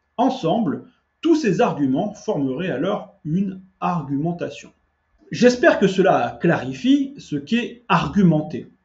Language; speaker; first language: French; native; French